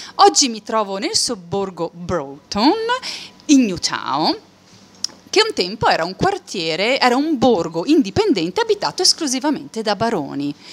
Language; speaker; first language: Italian; native; Italian